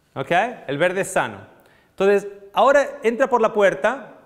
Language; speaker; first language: Spanish; native; Spanish